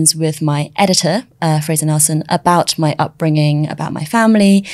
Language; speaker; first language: English; early bilingual, other home language; Chinese